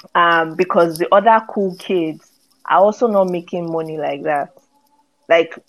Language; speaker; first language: English; non-native, local second language; Yoruba